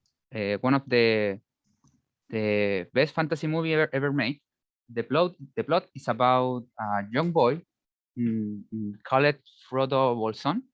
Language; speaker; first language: English; non-native, learner; Spanish